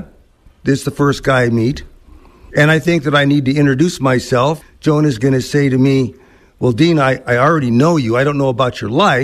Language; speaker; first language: English; native; English